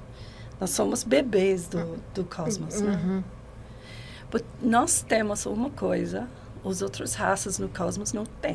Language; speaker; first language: Portuguese; non-native, fluent; English